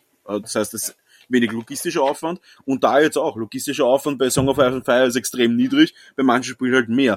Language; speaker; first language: German; native; German